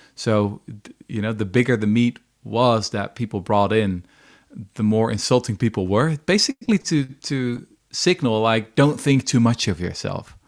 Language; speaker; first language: English; non-native, fluent; Dutch